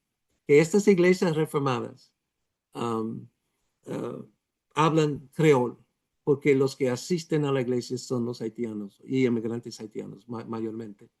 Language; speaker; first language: Spanish; non-native, fluent; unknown